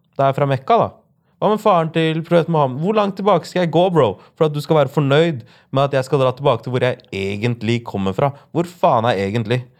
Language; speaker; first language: Norwegian; native; Norwegian